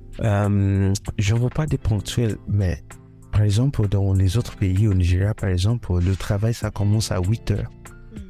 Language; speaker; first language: French; non-native, fluent; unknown